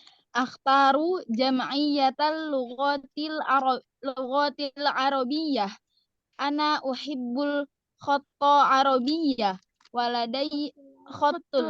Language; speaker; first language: Arabic; non-native, learner; Indonesian